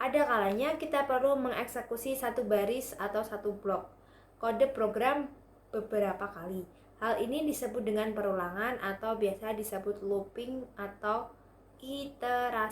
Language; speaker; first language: Indonesian; native; Indonesian